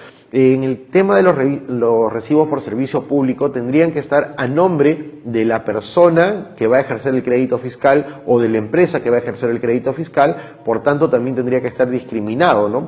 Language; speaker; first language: Spanish; native; Spanish